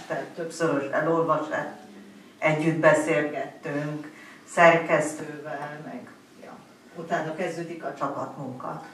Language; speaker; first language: Hungarian; non-native, fluent; English